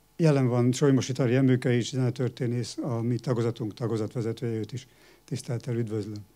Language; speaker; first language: Hungarian; native; Hungarian